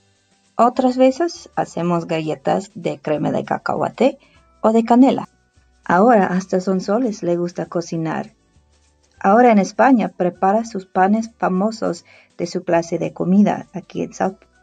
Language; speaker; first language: Spanish; non-native, fluent; English